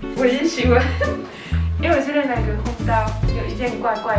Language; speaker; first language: Chinese; non-native, learner; French